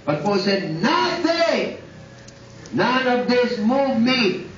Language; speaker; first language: English; non-native, local second language; Filipino